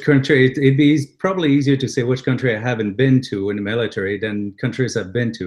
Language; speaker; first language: English; native; English